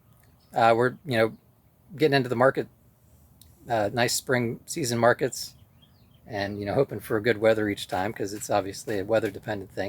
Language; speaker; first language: English; native; English